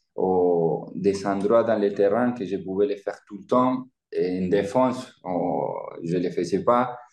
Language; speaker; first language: French; non-native, learner; Spanish